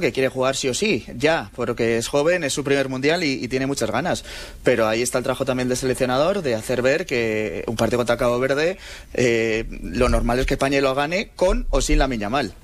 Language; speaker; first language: Spanish; native; Spanish